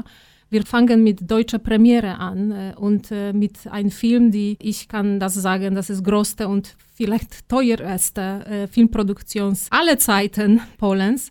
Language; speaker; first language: German; non-native, fluent; Polish